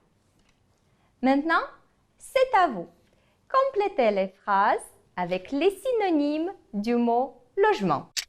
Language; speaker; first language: French; non-native, fluent; Ukrainian